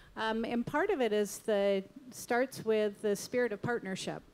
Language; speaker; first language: English; native; English